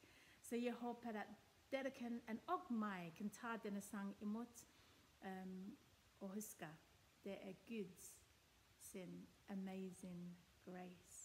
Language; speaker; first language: Norwegian; non-native, fluent; English